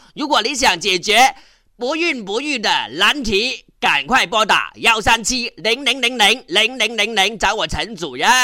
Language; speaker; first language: Chinese; non-native, local second language; Cantonese